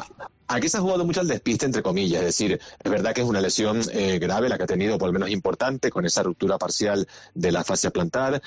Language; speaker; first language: Spanish; native; Spanish